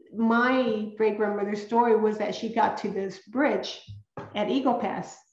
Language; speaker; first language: English; early bilingual, other home language; Spanish